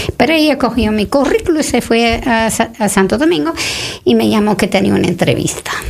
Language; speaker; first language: Spanish; non-native, fluent; English